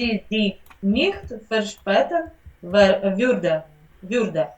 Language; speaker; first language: German; non-native, learner; Ukrainian